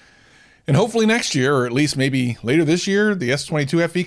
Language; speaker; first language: English; native; English